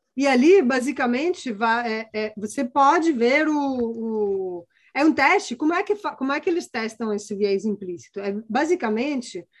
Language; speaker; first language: Portuguese; non-native, fluent; Italian